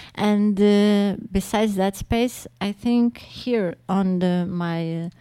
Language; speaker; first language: English; non-native, fluent; Portuguese